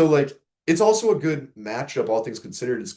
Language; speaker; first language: English; native; English